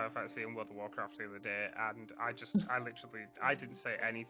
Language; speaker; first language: English; native; English